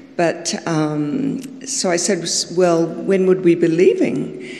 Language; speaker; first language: English; native; English